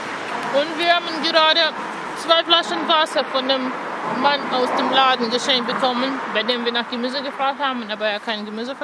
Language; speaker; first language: German; non-native, fluent; Russian